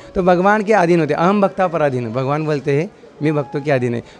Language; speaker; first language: Hindi; non-native, local second language; Marathi